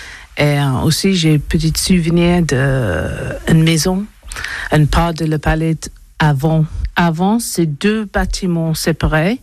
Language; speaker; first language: French; non-native, learner; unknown